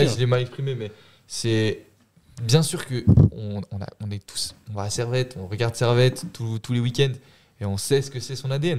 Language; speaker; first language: French; native; French